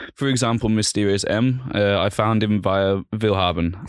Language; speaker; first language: English; native; English